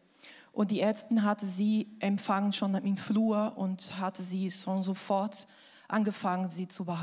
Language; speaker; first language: German; non-native, fluent; Portuguese